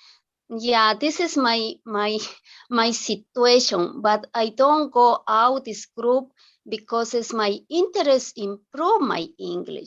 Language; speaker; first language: English; non-native, learner; Spanish